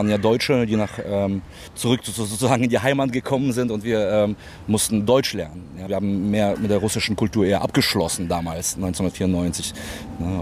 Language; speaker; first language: German; early bilingual, other home language; Russian